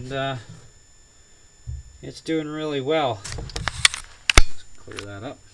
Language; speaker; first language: English; native; English